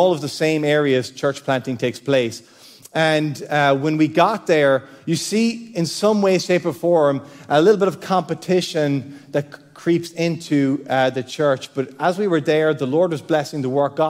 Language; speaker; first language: English; native; English